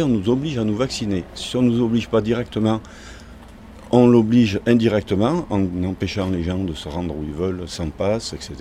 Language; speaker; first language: French; native; French